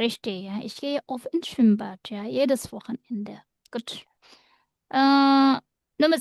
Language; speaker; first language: German; non-native, fluent; Indonesian